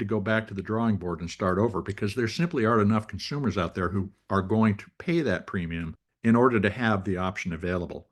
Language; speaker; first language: English; native; English